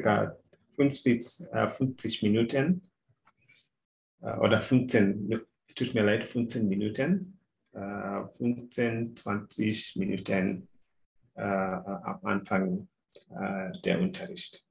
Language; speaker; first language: German; non-native, fluent; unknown